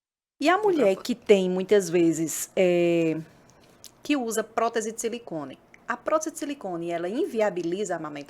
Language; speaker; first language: Portuguese; native; Portuguese